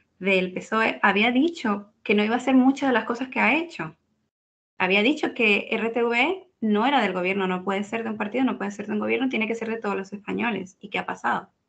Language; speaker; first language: Spanish; native; Spanish